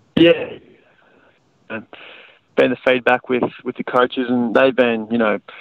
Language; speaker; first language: English; native; English